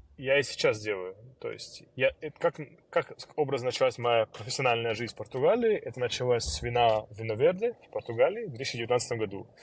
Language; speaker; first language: Russian; early bilingual, other home language; Georgian